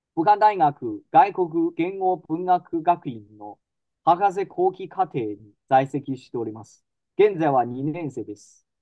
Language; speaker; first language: Japanese; non-native, fluent; Chinese